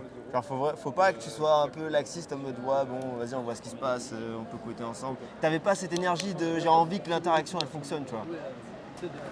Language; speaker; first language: French; native; French